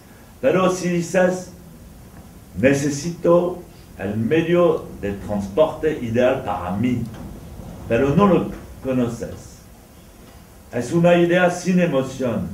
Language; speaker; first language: Spanish; non-native, fluent; French